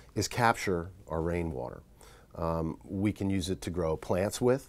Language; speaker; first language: English; native; English